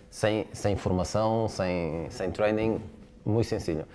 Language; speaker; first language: Spanish; non-native, learner; Portuguese